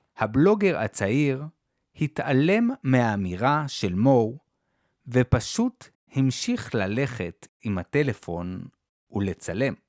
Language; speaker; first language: Hebrew; native; Hebrew